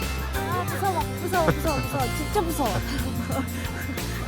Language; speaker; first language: Korean; non-native, learner; Japanese